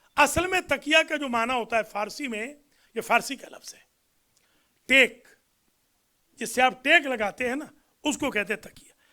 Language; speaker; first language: Urdu; native; Urdu